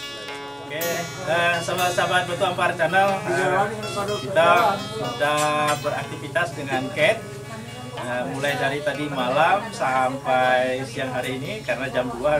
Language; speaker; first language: Indonesian; native; Indonesian